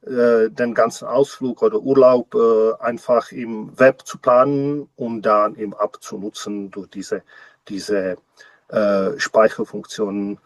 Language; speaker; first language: German; non-native, learner; Czech